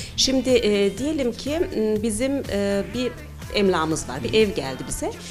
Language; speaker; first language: Turkish; early bilingual, heritage; Turkish